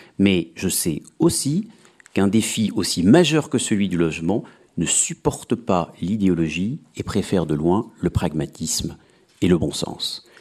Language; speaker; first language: French; native; French